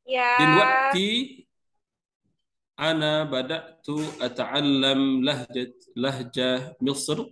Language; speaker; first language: Arabic; non-native, learner; Indonesian